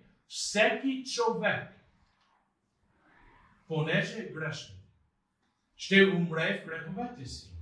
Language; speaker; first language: Bulgarian; non-native, fluent; English